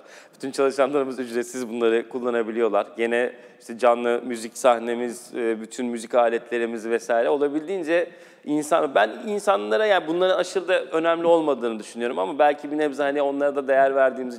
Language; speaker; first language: Turkish; native; Turkish